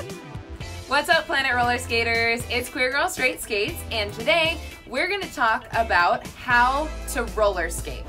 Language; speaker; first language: English; native; English